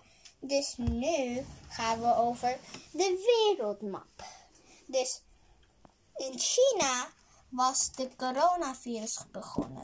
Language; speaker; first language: Dutch; early bilingual, other home language; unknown